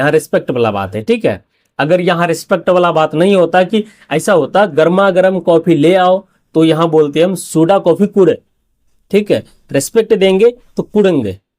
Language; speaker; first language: Hindi; native; Hindi